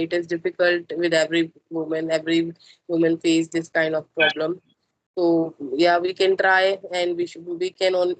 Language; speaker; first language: English; non-native, local second language; Hindi